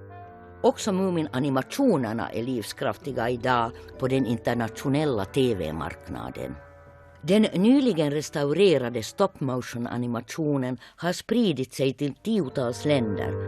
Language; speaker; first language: Swedish; native; Swedish